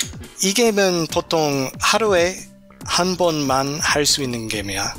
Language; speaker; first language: Korean; non-native, learner; English